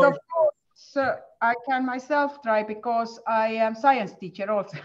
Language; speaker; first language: English; non-native, learner; Estonian